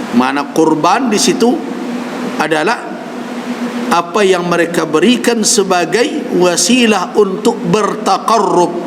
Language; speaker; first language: Malay; non-native, local second language; Minangkabau